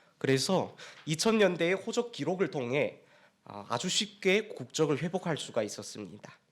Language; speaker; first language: Korean; native; Korean